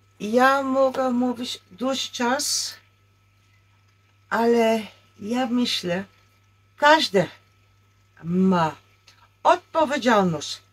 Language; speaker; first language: Polish; non-native, learner; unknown